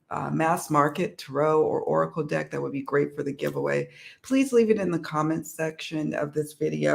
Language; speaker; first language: English; native; English